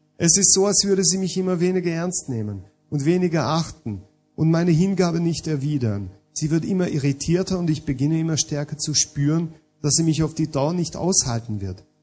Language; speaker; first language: German; non-native, fluent; Hungarian